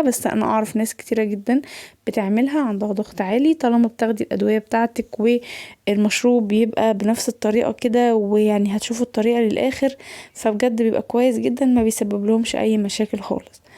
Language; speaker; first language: Arabic; native; Arabic